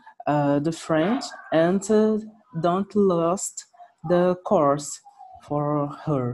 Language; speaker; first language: English; non-native, learner; Portuguese